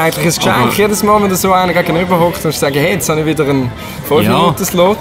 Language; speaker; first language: German; native; German